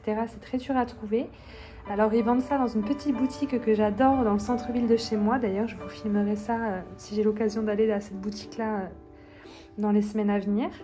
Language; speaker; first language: French; native; French